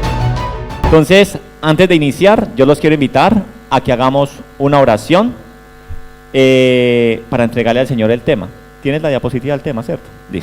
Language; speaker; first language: Spanish; native; Spanish